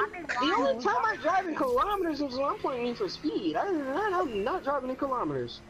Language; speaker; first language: English; native; English